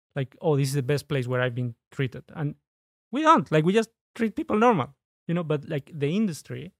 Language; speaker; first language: English; non-native, fluent; Spanish